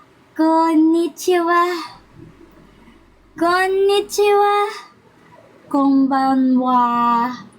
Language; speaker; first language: Japanese; non-native, learner; Filipino